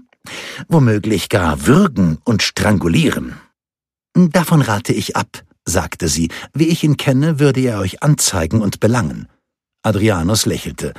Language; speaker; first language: German; native; German